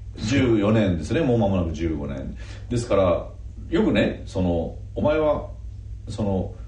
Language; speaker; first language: Japanese; native; Japanese